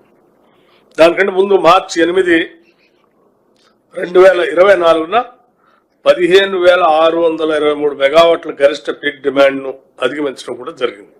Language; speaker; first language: Telugu; native; Telugu